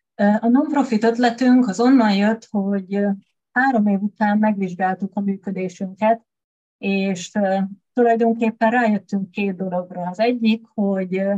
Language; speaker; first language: Hungarian; native; Hungarian